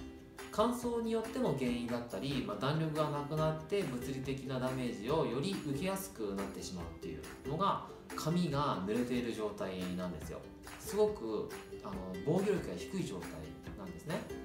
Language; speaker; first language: Japanese; native; Japanese